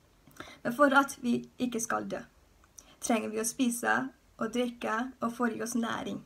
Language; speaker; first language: Norwegian; non-native, fluent; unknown